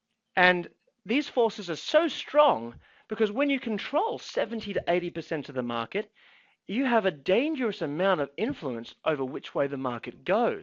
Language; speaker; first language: English; native; English